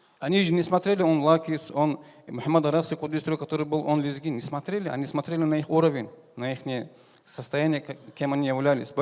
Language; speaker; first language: Russian; non-native, local second language; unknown